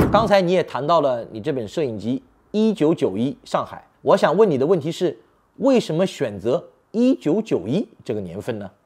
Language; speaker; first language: Chinese; non-native, fluent; French